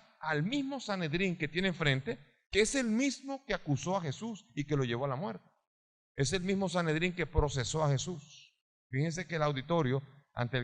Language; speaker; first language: Spanish; native; Spanish